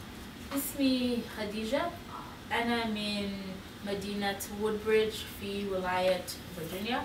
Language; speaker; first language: Arabic; non-native, learner; English